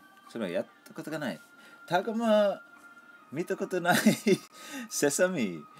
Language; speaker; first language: Japanese; non-native, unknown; English